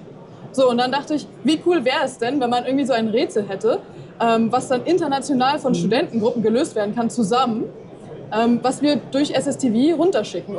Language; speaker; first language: German; native; German